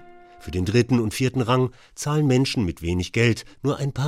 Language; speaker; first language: German; native; German